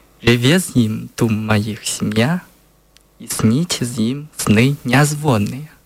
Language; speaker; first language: Belarusian; non-native, learner; Chinese